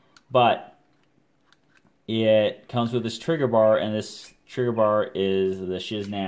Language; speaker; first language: English; native; English